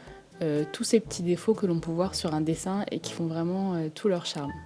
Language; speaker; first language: French; native; French